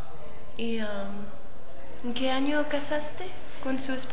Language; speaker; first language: Spanish; early bilingual, other home language; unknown